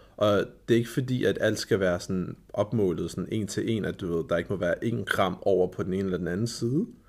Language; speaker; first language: Danish; early bilingual, other home language; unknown